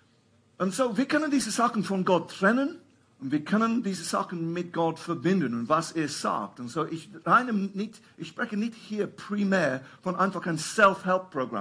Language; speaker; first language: German; non-native, fluent; English